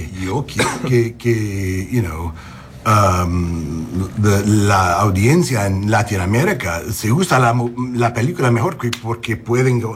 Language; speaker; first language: Spanish; non-native, learner; English